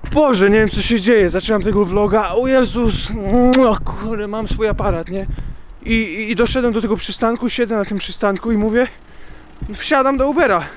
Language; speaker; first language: Polish; early bilingual, heritage; Polish